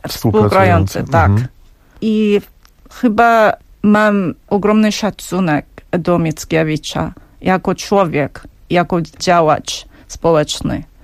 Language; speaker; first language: Polish; non-native, fluent; Korean